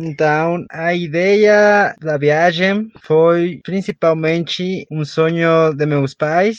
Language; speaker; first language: Portuguese; non-native, learner; Spanish